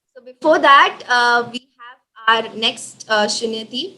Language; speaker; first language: English; non-native, local second language; Hindi